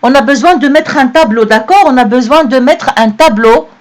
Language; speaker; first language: French; non-native, local second language; Arabic